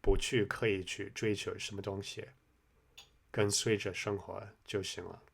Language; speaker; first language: Chinese; non-native, fluent; English